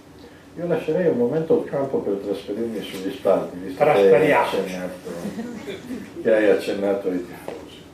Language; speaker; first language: Italian; native; Italian